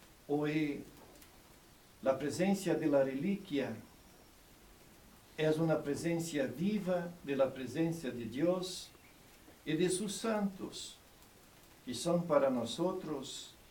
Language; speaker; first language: Spanish; non-native, fluent; Portuguese